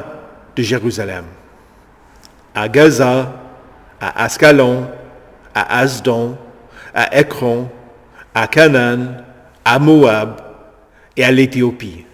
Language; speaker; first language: French; native; French